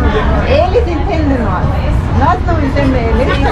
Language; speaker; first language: Portuguese; early bilingual, heritage; Portuguese